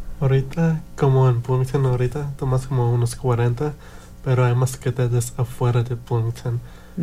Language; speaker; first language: Spanish; early bilingual, heritage; Spanish